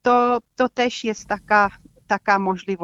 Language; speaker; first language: Polish; non-native, fluent; Czech